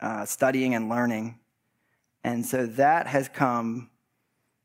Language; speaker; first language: English; native; English